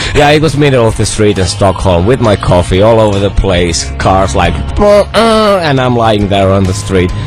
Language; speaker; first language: English; non-native, fluent; Finnish